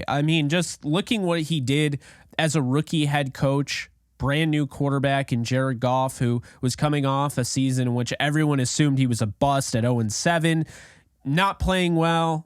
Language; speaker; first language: English; native; English